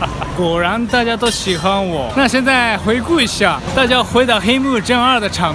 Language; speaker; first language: Chinese; non-native, fluent; Japanese